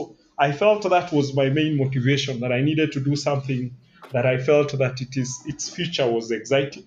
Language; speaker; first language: English; non-native, local second language; Kikuyu